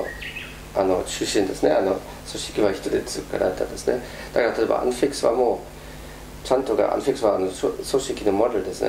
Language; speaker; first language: Japanese; non-native, fluent; German